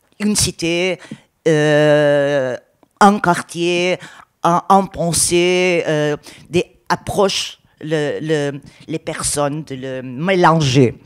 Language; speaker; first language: French; non-native, learner; Portuguese